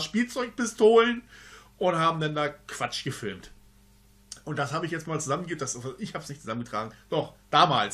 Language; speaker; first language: German; native; German